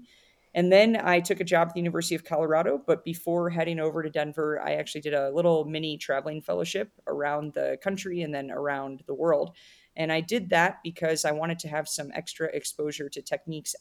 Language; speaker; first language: English; native; English